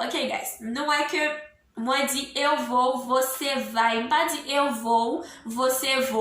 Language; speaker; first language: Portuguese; non-native, learner; Haitian Creole